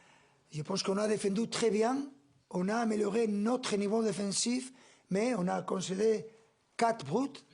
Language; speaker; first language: French; non-native, fluent; Spanish